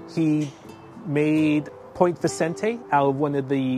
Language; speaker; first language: English; native; English